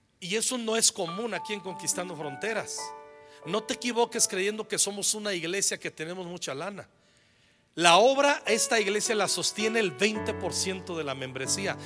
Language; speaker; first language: Spanish; native; Spanish